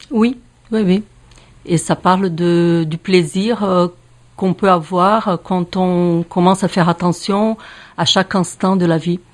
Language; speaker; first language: French; non-native, fluent; Portuguese